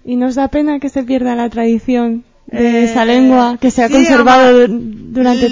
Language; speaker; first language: Spanish; native; Spanish